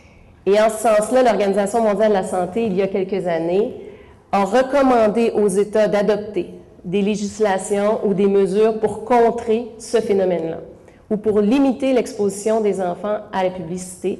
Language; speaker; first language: French; native; French